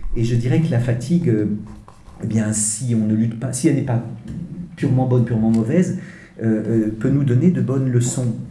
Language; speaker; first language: French; native; French